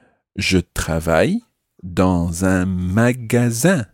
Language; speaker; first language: French; non-native, fluent; English